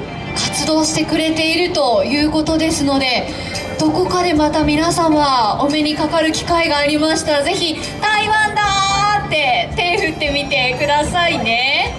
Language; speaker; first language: Japanese; native; Japanese